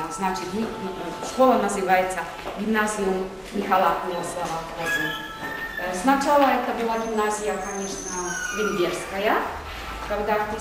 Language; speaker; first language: Russian; non-native, fluent; Slovak